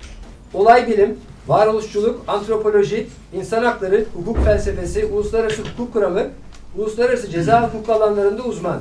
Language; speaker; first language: Turkish; native; Turkish